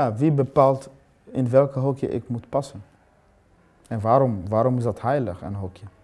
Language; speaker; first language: Dutch; non-native, fluent; Swahili